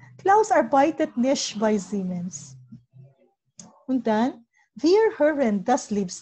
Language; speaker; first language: German; non-native, learner; Filipino